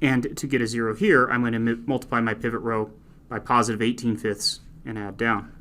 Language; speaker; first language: English; native; English